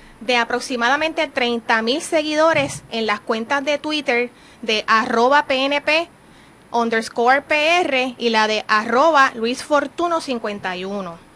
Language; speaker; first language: Spanish; native; Spanish